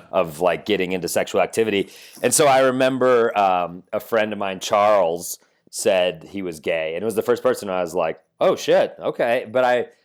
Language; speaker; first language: English; native; English